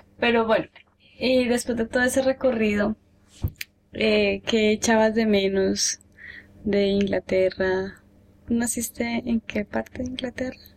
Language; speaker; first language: Spanish; native; Spanish